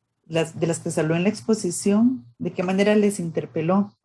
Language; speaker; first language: Spanish; native; Spanish